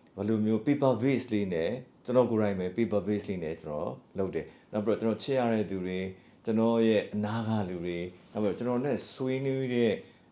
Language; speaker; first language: Burmese; native; Burmese